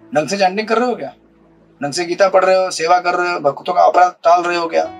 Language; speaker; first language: Hindi; non-native, local second language; Marathi